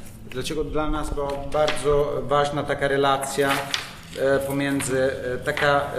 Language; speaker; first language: Polish; non-native, learner; Italian